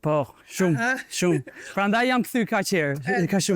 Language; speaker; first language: Albanian; non-native, fluent; English